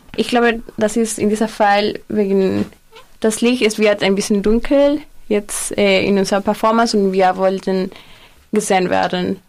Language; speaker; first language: German; non-native, learner; Spanish